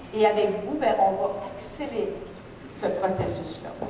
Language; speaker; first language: French; native; French